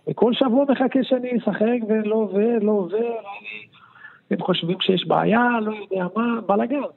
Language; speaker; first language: Hebrew; non-native, fluent; Portuguese